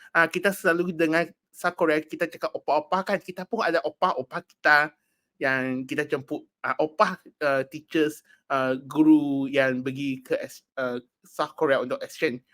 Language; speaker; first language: Malay; non-native, local second language; Chinese